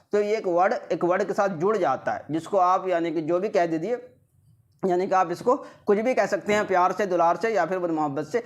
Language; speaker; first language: Urdu; native; Urdu